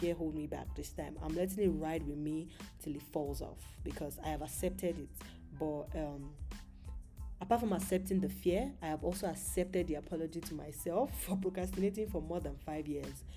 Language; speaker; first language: English; non-native, local second language; Yoruba